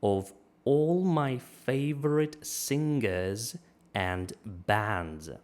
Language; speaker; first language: English; non-native, fluent; Russian